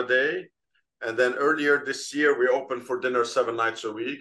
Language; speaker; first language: English; non-native, fluent; Arabic